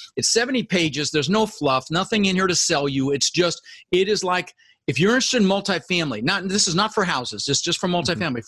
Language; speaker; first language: English; early bilingual, other home language; Dutch